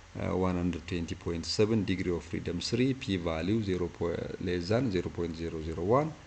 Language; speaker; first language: English; non-native, local second language; Amharic